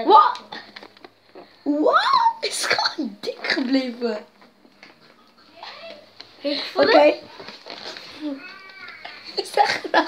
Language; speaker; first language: Dutch; non-native, local second language; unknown